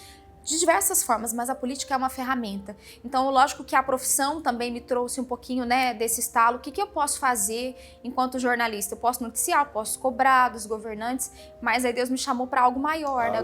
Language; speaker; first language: Portuguese; native; Portuguese